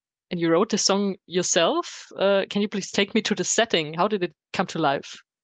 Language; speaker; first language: English; non-native, fluent; German